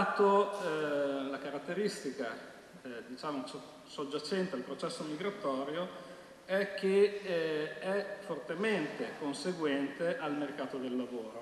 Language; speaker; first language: Italian; native; Italian